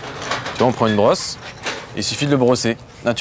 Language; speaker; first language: French; native; French